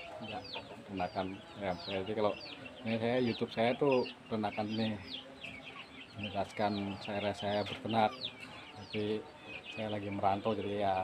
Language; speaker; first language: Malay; non-native, local second language; Javanese